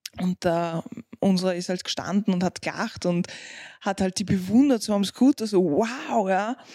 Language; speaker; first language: German; native; German